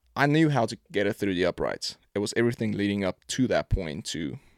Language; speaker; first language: English; non-native, local second language; Afrikaans